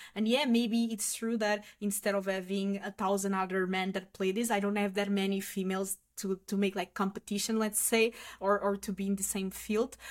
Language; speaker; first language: English; non-native, fluent; Portuguese